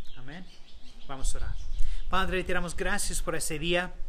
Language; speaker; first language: Spanish; non-native, fluent; English